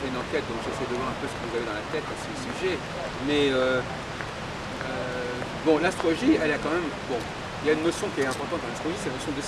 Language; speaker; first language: French; native; French